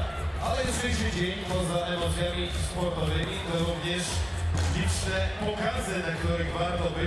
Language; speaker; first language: Polish; native; Polish